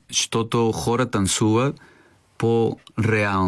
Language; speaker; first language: Bulgarian; non-native, learner; Spanish